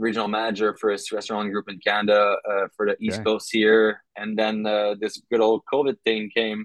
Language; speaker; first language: English; non-native, fluent; French